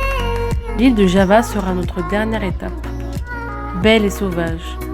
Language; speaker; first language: French; native; French